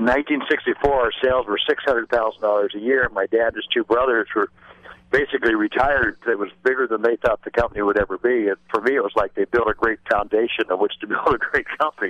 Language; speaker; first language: English; native; English